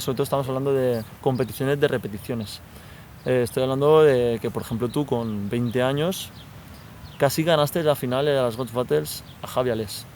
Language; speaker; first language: Spanish; native; Spanish